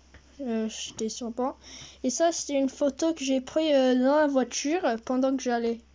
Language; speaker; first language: French; early bilingual, heritage; French